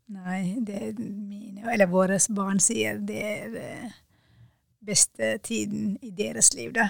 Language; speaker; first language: Norwegian; non-native, fluent; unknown